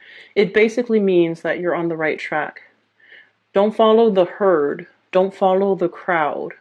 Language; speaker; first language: English; native; English